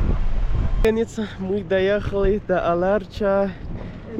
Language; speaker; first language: Russian; non-native, learner; Urdu